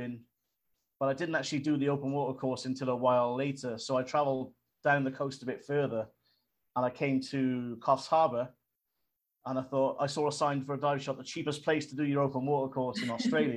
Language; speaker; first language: English; native; English